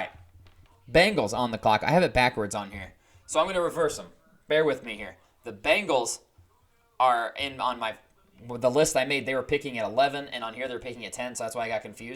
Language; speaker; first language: English; native; English